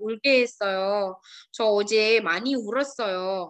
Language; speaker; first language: Korean; non-native, fluent; Indonesian